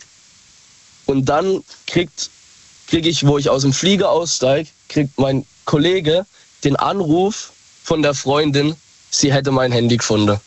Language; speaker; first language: German; native; German